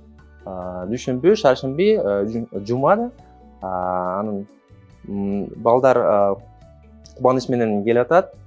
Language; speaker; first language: Kyrgyz; non-native, local second language; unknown